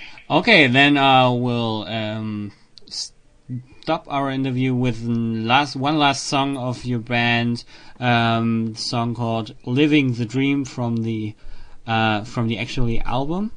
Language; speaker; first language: English; non-native, learner; German